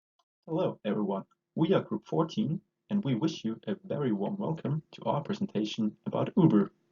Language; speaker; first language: English; non-native, fluent; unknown